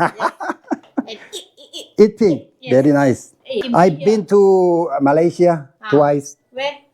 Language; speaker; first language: English; non-native, learner; Korean